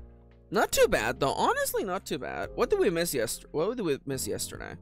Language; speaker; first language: English; native; English